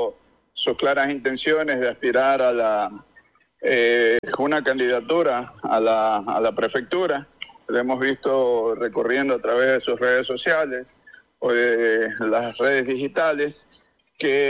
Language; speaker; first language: Spanish; native; Spanish